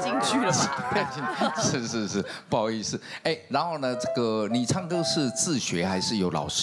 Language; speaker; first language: Chinese; native; Chinese